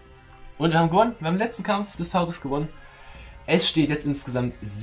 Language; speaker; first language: German; native; German